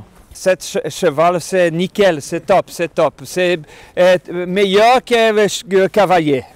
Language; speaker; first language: French; non-native, learner; Portuguese